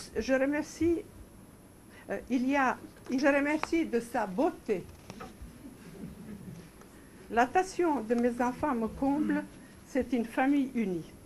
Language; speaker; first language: French; non-native, fluent; Serbian